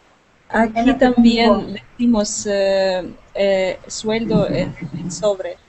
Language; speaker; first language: Spanish; non-native, learner; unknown